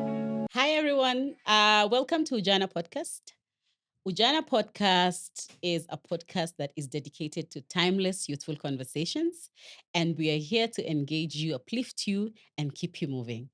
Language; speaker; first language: English; non-native, local second language; Swahili